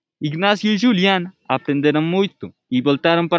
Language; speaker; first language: Portuguese; non-native, learner; Spanish